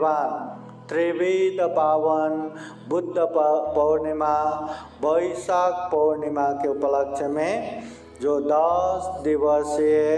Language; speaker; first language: Hindi; non-native, local second language; Marathi